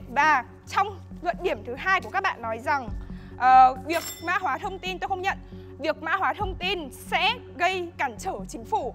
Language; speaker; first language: Vietnamese; native; Vietnamese